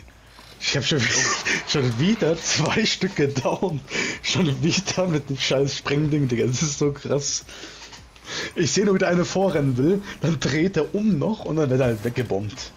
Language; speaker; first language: German; native; German